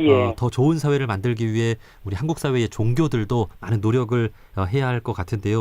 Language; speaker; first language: Korean; native; Korean